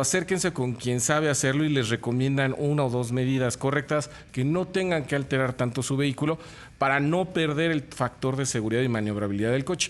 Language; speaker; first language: Spanish; native; Spanish